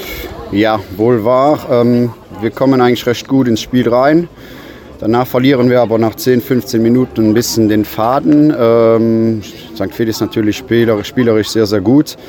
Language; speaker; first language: German; native; German